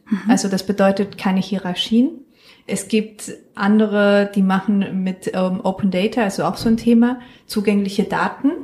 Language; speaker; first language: German; non-native, fluent; Spanish